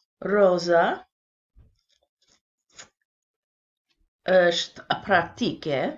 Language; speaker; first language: Albanian; non-native, learner; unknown